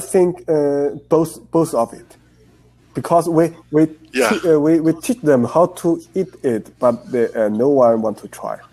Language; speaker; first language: English; non-native, learner; Chinese